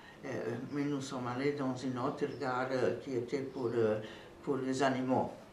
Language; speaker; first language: French; non-native, fluent; Serbian